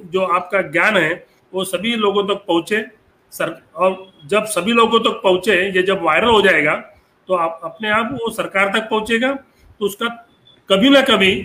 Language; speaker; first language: Hindi; non-native, local second language; Marathi